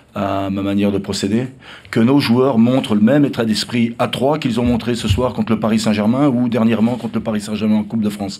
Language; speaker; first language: French; native; French